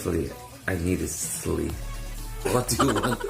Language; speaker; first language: English; non-native, fluent; Korean